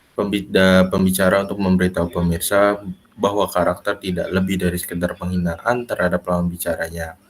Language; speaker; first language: Indonesian; native; Indonesian